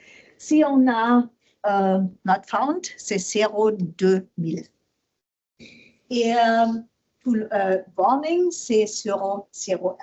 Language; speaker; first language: French; non-native, learner; German